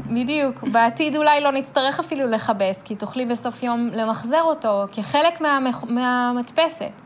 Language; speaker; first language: Hebrew; native; Hebrew